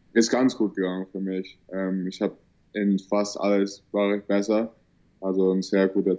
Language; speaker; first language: German; early bilingual, heritage; German